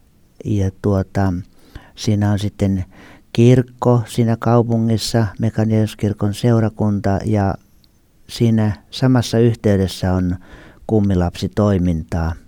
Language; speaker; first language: Finnish; native; Finnish